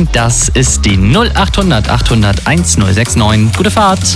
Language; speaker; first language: German; native; German